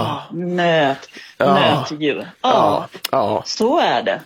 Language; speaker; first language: Swedish; native; Swedish